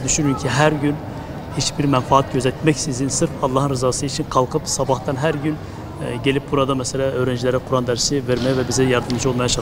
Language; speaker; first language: Turkish; native; Turkish